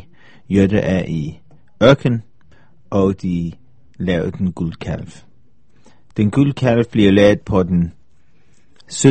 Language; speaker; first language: Danish; non-native, fluent; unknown